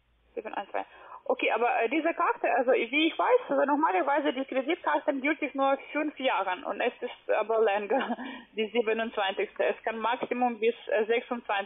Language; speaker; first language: German; non-native, learner; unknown